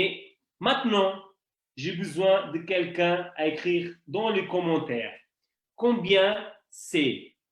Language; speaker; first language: French; non-native, fluent; Portuguese